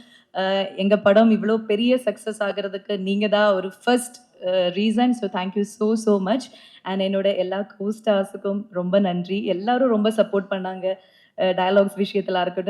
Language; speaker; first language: Tamil; non-native, fluent; Malayalam